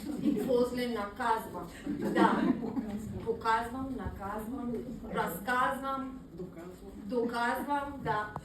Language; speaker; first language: Bulgarian; non-native, learner; Persian